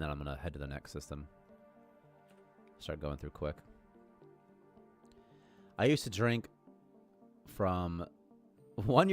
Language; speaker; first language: English; native; English